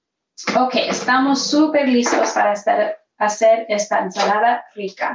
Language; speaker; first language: Spanish; early bilingual, heritage; Spanish